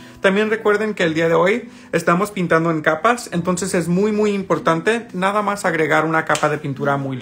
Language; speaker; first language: Spanish; early bilingual, heritage; Spanish